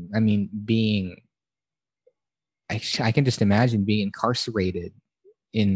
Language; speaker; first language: English; non-native, local second language; Filipino